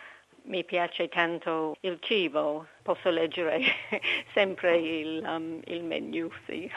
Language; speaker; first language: Italian; non-native, learner; English